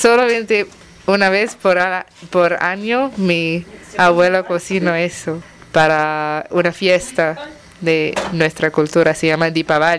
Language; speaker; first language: Spanish; non-native, learner; Tamil